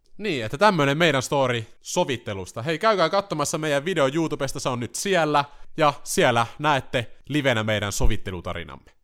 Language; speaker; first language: Finnish; native; Finnish